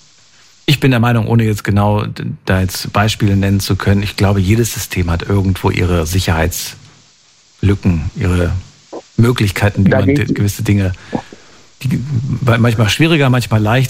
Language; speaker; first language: German; native; German